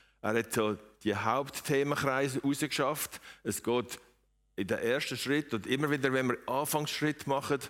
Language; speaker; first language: German; native; German